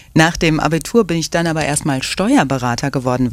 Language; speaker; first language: German; native; German